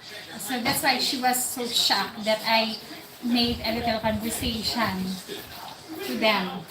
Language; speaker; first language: English; non-native, local second language; Cebuano